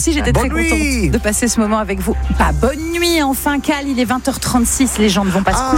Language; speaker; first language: French; native; French